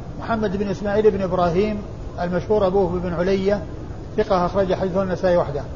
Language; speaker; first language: Arabic; native; Arabic